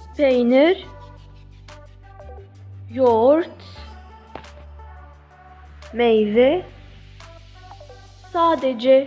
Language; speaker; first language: Turkish; non-native, learner; Arabic